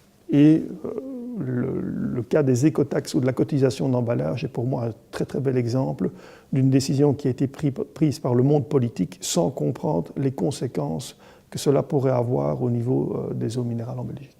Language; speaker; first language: French; native; French